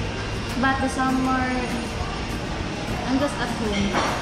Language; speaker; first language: English; non-native, local second language; Cebuano